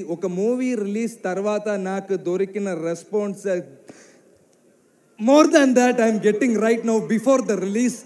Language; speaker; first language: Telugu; non-native, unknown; Malayalam